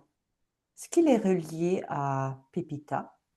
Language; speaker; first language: French; native; French